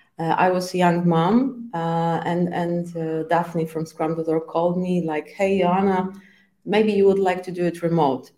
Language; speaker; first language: English; non-native, fluent; Polish